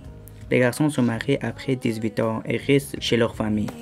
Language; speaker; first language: French; non-native, learner; Persian